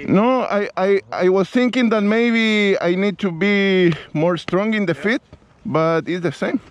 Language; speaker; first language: English; non-native, learner; Spanish